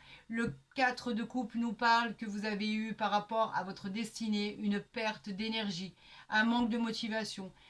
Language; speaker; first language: French; native; French